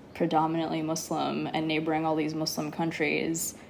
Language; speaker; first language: English; native; English